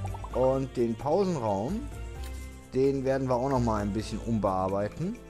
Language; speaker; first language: German; native; German